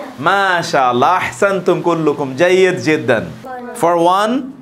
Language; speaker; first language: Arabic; non-native, fluent; Bangla